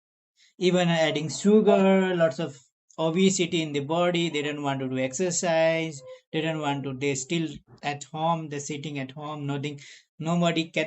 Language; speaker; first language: English; non-native, learner; Nepali